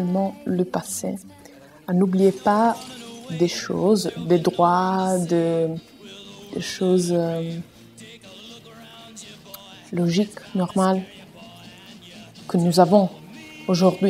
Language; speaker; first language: French; non-native, fluent; Italian